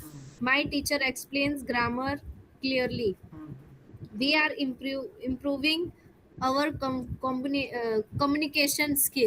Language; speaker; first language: English; non-native, learner; Hindi